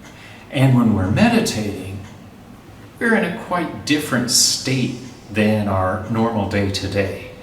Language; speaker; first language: English; native; English